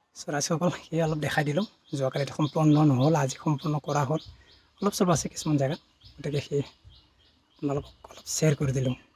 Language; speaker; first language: Assamese; non-native, local second language; Bodo